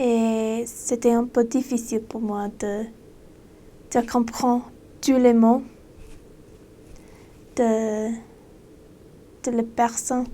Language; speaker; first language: French; non-native, learner; English